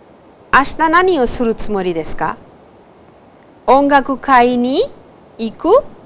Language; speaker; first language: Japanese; non-native, fluent; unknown